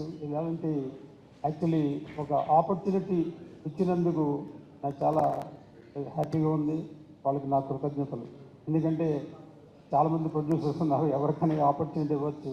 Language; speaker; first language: Telugu; native; Telugu